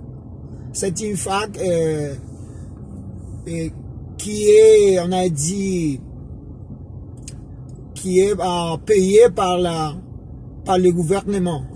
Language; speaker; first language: French; non-native, fluent; Spanish